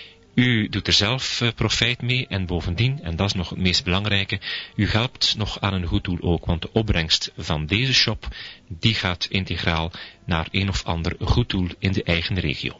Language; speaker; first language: Dutch; native; Dutch